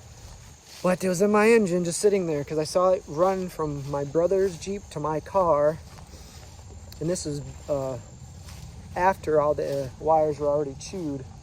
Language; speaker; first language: English; native; English